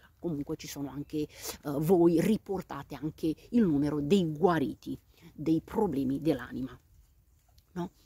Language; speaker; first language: Italian; non-native, fluent; Romanian